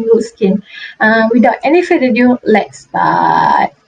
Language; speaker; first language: English; non-native, local second language; Malay